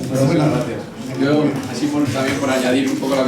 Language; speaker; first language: Spanish; native; Spanish